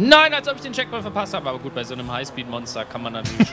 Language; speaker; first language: German; native; German